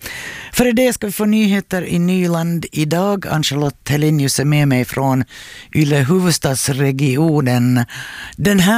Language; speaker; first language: Swedish; native; Swedish